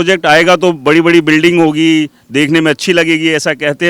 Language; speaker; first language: Hindi; native; Hindi